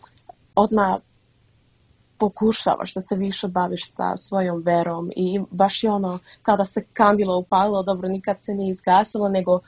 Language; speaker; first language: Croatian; early bilingual, heritage; Dutch